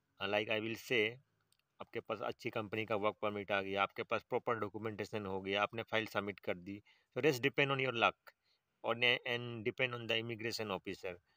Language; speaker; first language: Hindi; native; Hindi